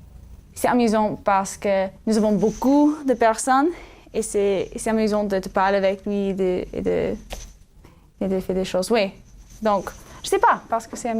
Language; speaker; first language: French; non-native, learner; English